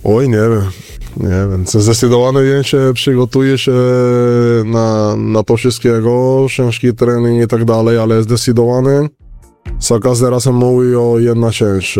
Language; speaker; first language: Polish; non-native, learner; Spanish